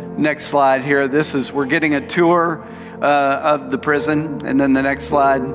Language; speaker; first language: English; native; English